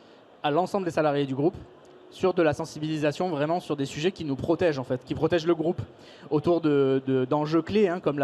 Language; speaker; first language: French; native; French